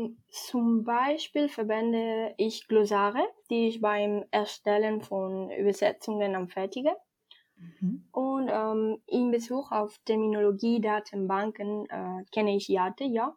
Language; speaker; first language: German; non-native, fluent; Spanish